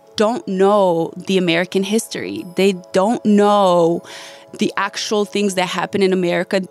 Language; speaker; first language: English; early bilingual, other home language; Bosnian